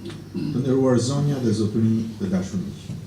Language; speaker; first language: Albanian; native; Albanian